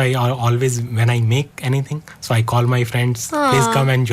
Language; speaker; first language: English; non-native, learner; Hindi